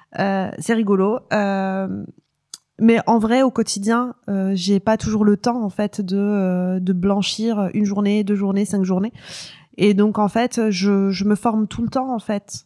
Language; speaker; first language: French; non-native, local second language; Arabic